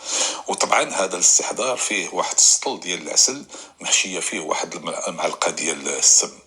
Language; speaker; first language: Arabic; native; Arabic